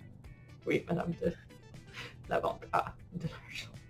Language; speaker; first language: French; non-native, fluent; English